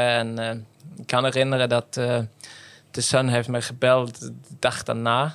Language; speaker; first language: Dutch; non-native, fluent; Norwegian